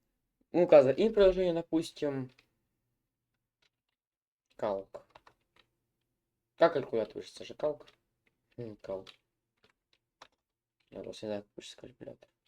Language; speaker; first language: Russian; native; Russian